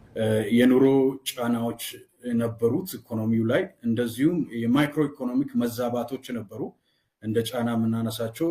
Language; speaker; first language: Amharic; non-native, local second language; Oromo